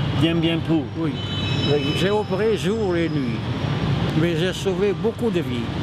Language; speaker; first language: French; non-native, local second language; Vietnamese